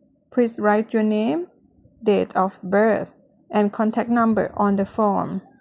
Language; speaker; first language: English; non-native, fluent; Thai